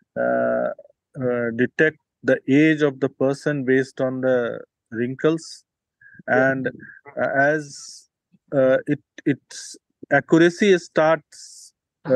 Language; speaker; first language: English; non-native, local second language; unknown